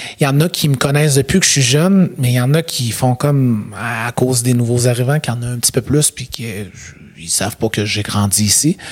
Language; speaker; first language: French; native; French